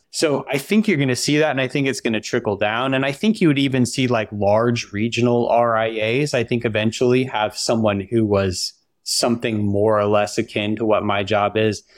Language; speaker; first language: English; native; English